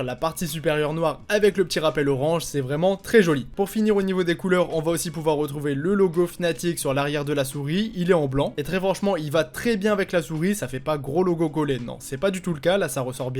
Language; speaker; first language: French; native; French